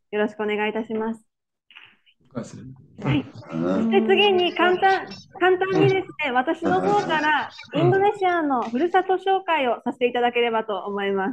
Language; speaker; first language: Japanese; native; Japanese